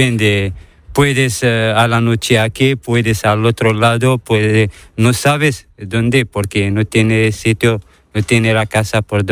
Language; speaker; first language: Spanish; non-native, learner; Arabic